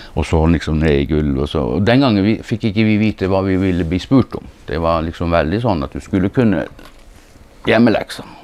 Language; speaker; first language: Norwegian; early bilingual, other home language; English